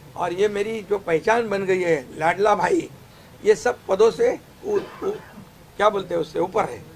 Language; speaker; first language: Hindi; non-native, local second language; Marathi